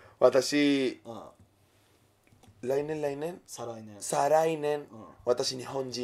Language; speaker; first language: Japanese; non-native, learner; Spanish